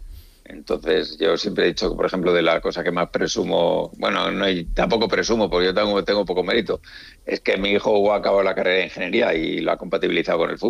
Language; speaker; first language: Spanish; native; Spanish